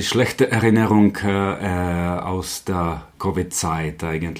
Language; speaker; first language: German; non-native, fluent; Czech